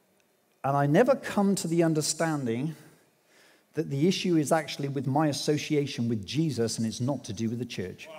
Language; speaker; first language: English; native; English